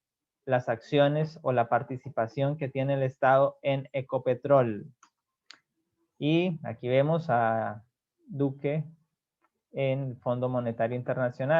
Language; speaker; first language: Spanish; native; Spanish